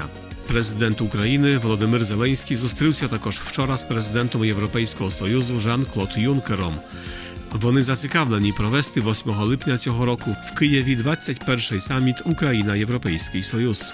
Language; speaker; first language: Ukrainian; native; Ukrainian